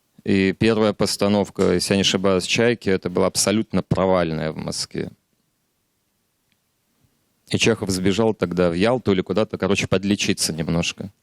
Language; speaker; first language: Russian; native; Russian